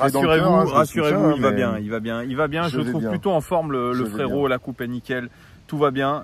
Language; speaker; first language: French; native; French